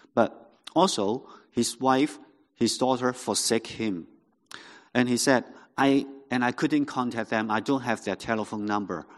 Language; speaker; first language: English; non-native, local second language; Cantonese